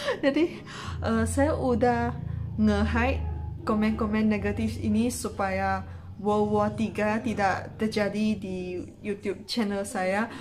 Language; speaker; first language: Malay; non-native, local second language; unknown